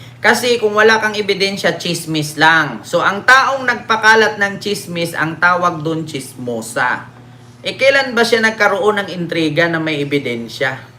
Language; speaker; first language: Filipino; non-native, local second language; Cebuano